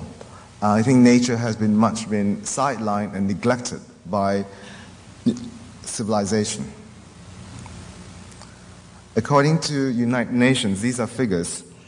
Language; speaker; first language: English; non-native, local second language; Min Nan Chinese